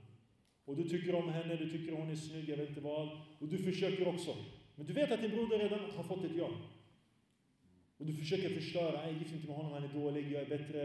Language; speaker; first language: Swedish; early bilingual, other home language; Arabic